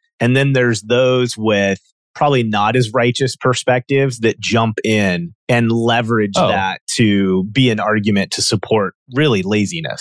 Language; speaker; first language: English; native; English